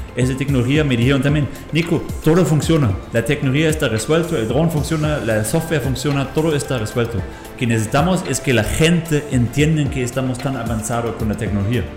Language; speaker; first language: Spanish; non-native, fluent; German